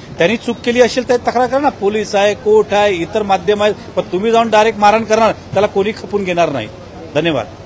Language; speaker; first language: Marathi; non-native, local second language; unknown